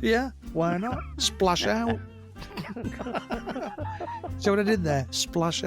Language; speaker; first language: English; native; English